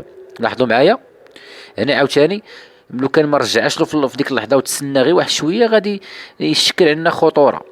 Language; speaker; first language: Arabic; native; Arabic